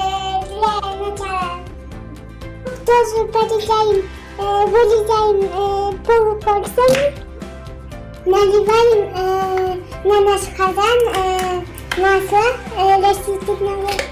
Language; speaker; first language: Russian; non-native, local second language; Kyrgyz